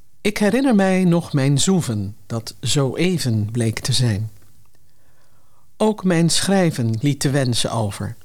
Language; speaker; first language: Dutch; non-native, local second language; Papiamento